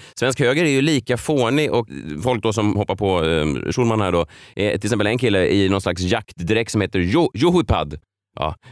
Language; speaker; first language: Swedish; native; Swedish